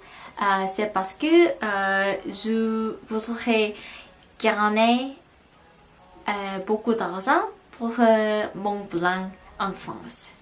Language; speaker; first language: French; non-native, learner; Korean